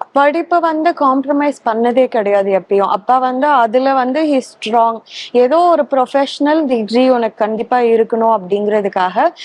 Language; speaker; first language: Tamil; native; Tamil